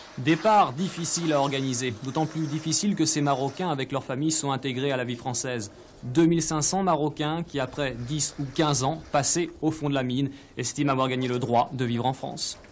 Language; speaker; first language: French; native; French